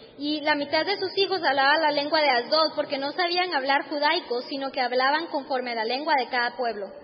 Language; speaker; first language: Spanish; native; Spanish